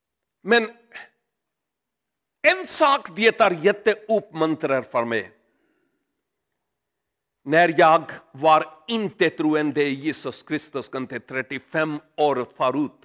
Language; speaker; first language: Swedish; non-native, learner; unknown